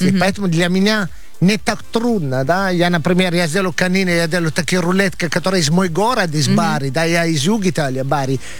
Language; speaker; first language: Russian; non-native, fluent; Italian